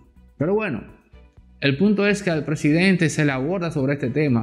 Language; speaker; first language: Spanish; native; Spanish